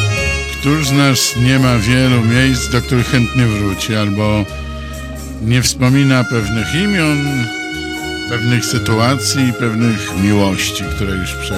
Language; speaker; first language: Polish; native; Polish